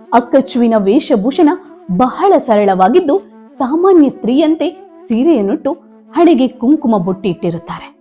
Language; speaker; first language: Kannada; non-native, local second language; Tulu